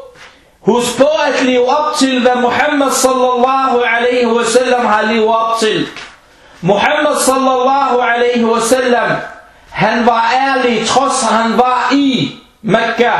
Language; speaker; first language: Danish; non-native, fluent; Arabic